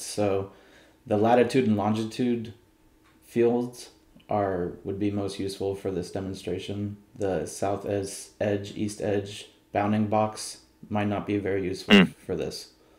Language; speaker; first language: English; native; English